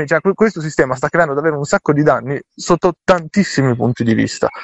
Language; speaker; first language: Italian; native; Italian